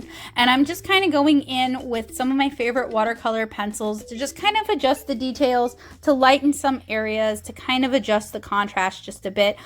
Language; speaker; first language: English; native; English